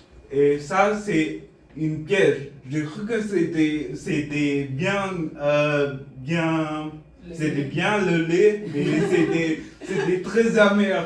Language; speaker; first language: French; non-native, fluent; Bulgarian